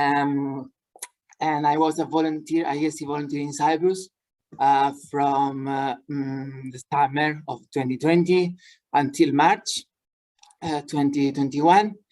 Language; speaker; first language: English; non-native, fluent; Italian